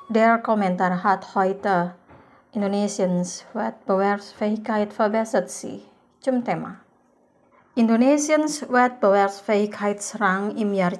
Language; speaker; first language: German; non-native, fluent; Indonesian